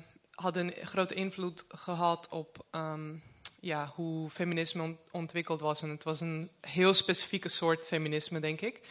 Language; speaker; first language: Dutch; non-native, fluent; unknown